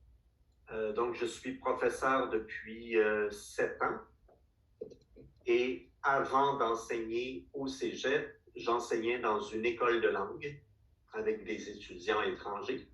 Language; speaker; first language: French; native; French